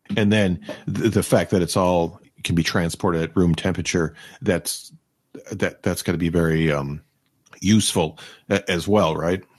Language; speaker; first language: English; native; English